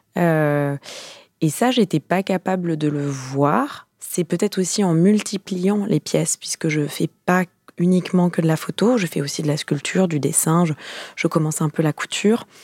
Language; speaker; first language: French; native; French